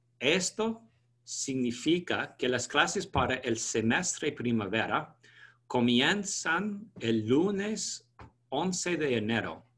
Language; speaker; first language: Spanish; non-native, fluent; English